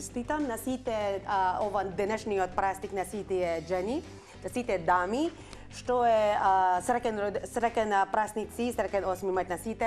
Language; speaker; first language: Macedonian; non-native, learner; Filipino